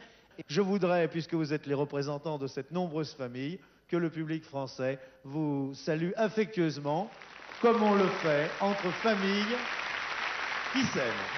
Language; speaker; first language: French; native; French